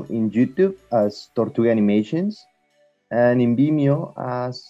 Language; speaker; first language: English; non-native, learner; Spanish